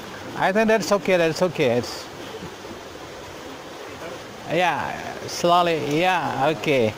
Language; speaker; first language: English; non-native, learner; Indonesian